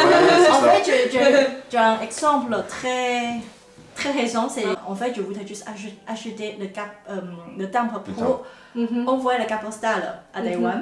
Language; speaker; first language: French; non-native, fluent; Chinese